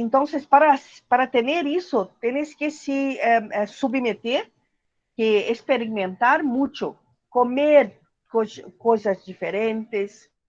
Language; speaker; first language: Spanish; non-native, learner; Portuguese